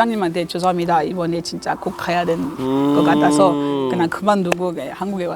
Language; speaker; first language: Korean; non-native, fluent; French